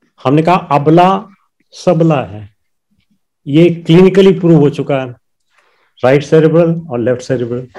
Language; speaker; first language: Hindi; native; Hindi